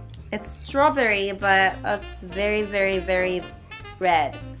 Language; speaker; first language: English; non-native, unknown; Japanese